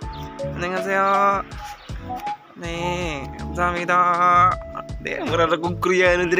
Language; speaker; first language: Korean; non-native, learner; Filipino